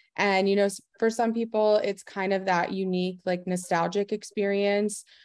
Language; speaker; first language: English; native; English